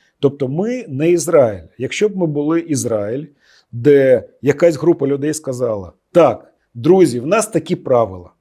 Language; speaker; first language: Ukrainian; non-native, local second language; Russian